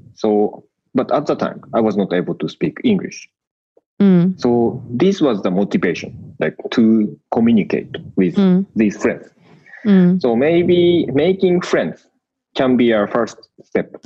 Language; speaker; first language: English; non-native, learner; Japanese